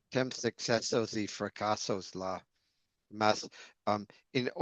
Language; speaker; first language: Portuguese; non-native, learner; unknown